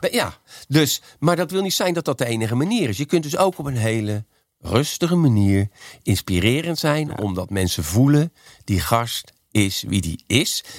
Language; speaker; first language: Dutch; native; Dutch